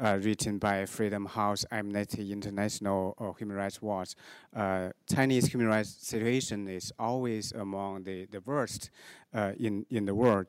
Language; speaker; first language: English; non-native, fluent; Chinese